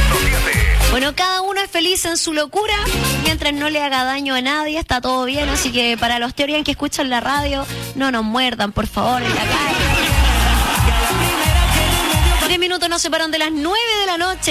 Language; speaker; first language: Spanish; native; Spanish